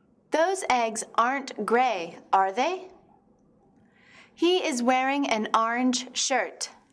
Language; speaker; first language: English; native; English